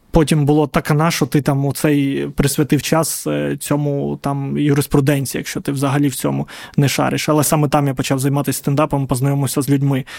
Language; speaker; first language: Ukrainian; non-native, local second language; Russian